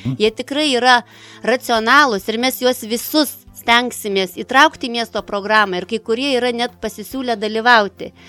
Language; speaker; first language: Lithuanian; native; Lithuanian